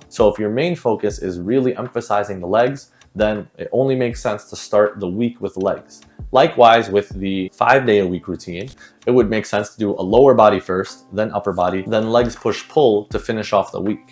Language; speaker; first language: English; native; English